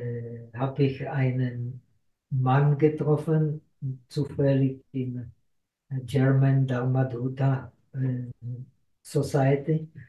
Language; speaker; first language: German; non-native, fluent; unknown